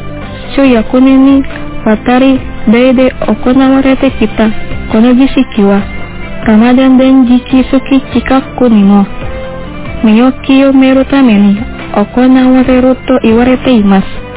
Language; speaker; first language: Japanese; non-native, fluent; Indonesian